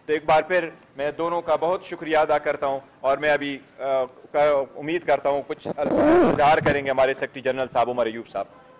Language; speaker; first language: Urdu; non-native, local second language; Pashto